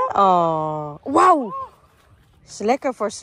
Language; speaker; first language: Dutch; non-native, learner; Filipino